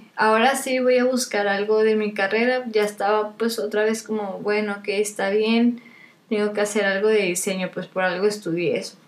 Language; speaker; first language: Spanish; native; Spanish